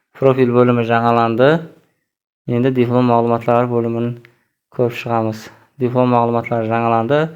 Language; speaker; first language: Uzbek; non-native, local second language; Kara-Kalpak